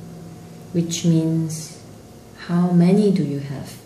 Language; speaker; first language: English; non-native, fluent; Korean